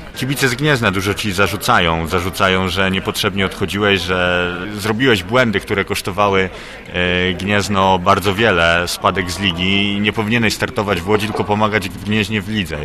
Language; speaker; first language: Polish; native; Polish